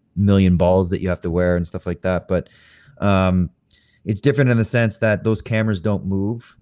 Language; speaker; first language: English; native; English